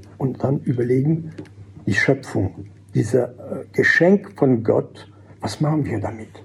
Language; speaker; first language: German; non-native, fluent; French